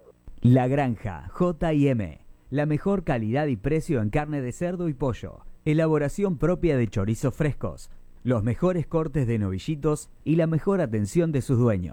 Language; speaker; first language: Spanish; native; Spanish